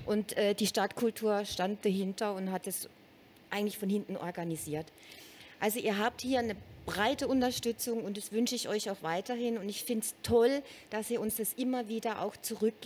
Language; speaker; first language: German; native; German